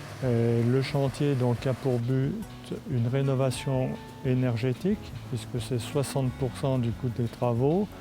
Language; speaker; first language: French; native; French